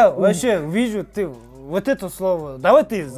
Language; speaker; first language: Russian; non-native, learner; Kazakh